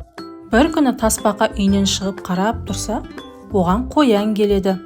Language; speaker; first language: Kazakh; native; Kazakh